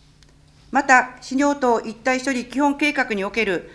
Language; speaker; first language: Japanese; native; Japanese